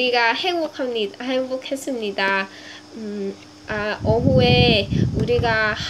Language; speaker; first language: Korean; non-native, learner; Vietnamese